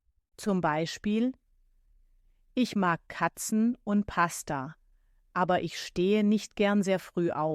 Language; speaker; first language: German; native; German